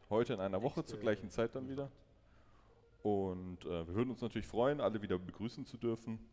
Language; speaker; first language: German; native; German